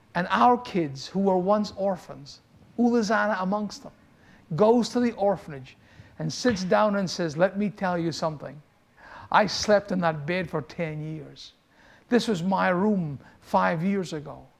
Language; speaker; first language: English; native; English